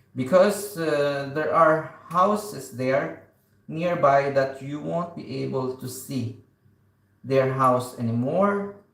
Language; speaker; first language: English; non-native, local second language; Filipino